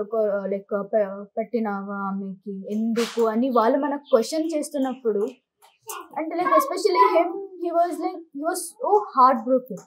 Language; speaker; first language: Telugu; non-native, local second language; Kannada